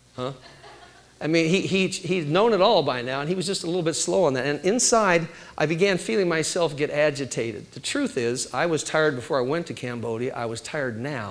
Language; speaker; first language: English; native; English